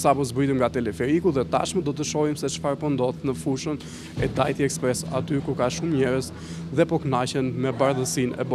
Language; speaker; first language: Albanian; native; Albanian